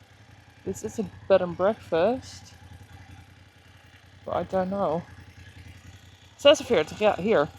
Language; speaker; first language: English; non-native, fluent; Dutch